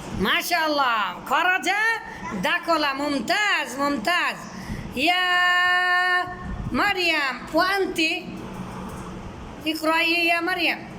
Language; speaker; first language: Arabic; non-native, fluent; Bangla